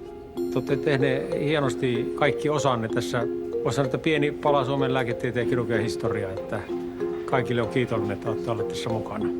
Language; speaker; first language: Finnish; native; Finnish